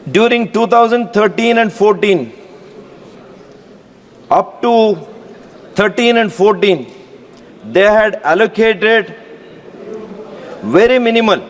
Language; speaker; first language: English; non-native, local second language; Kannada